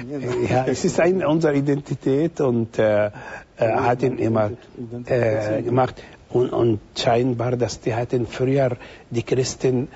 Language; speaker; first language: German; non-native, fluent; Arabic